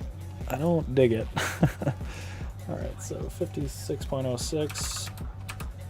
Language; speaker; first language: English; native; English